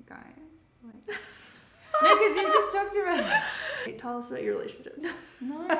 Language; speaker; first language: English; native; English